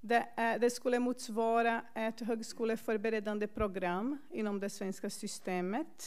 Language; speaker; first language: Swedish; non-native, fluent; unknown